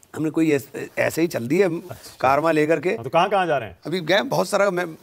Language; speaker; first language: Hindi; native; Hindi